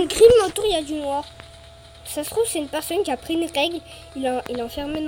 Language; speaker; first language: French; native; French